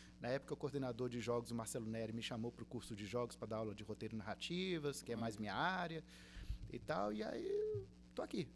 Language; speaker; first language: Portuguese; early bilingual, other home language; Spanish